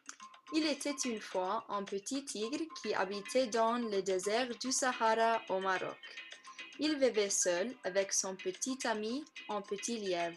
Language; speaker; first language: French; non-native, learner; English